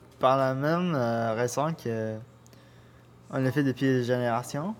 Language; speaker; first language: French; non-native, learner; Spanish